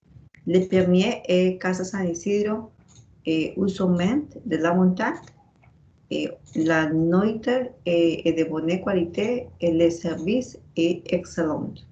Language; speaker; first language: French; non-native, learner; Spanish